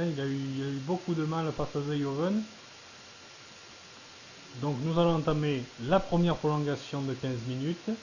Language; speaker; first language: French; native; French